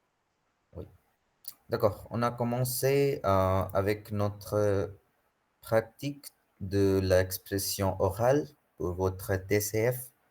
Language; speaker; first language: French; non-native, fluent; Hindi